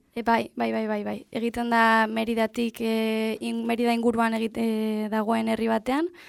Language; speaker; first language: Basque; non-native, local second language; Spanish